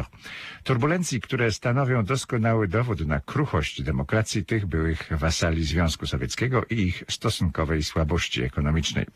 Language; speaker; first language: Polish; native; Polish